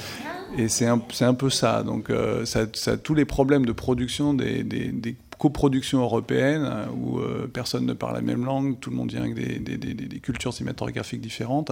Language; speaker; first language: French; native; French